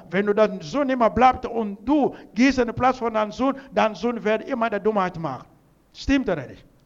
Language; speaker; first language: German; non-native, learner; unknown